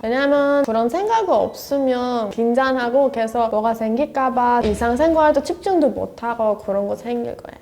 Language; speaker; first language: Korean; non-native, learner; Persian